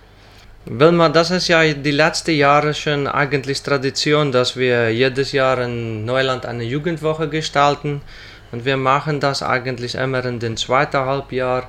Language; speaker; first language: German; non-native, local second language; Plautdietsch